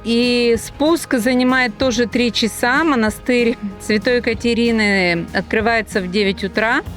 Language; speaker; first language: Russian; native; Russian